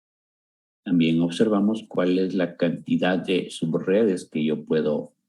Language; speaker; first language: Spanish; native; Spanish